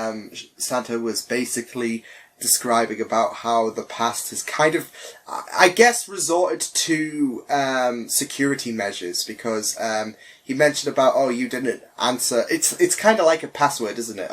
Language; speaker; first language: English; native; English